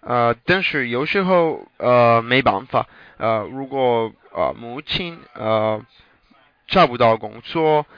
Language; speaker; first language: Chinese; non-native, learner; English